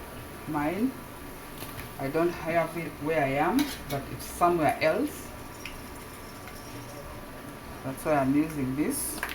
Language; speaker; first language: English; non-native, local second language; Swahili